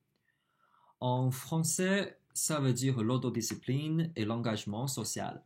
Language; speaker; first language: French; non-native, fluent; Chinese